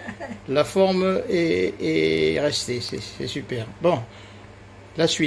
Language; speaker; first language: French; native; French